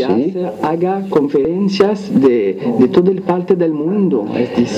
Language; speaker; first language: Spanish; non-native, learner; French